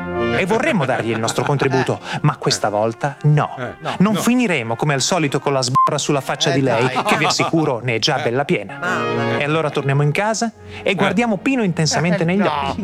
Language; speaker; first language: Italian; native; Italian